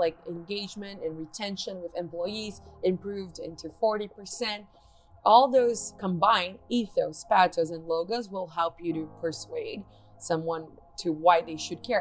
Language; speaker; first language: English; non-native, fluent; Portuguese